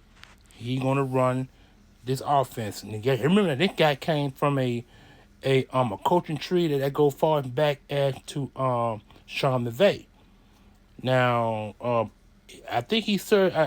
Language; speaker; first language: English; native; English